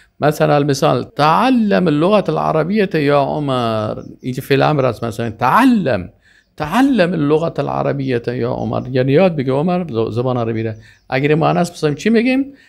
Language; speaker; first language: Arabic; non-native, fluent; Persian